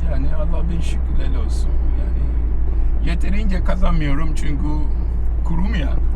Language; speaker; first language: Turkish; non-native, fluent; Yoruba